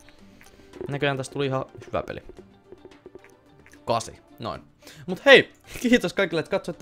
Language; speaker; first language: Finnish; native; Finnish